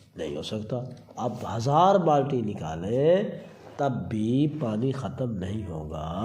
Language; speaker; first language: Urdu; non-native, local second language; Saraiki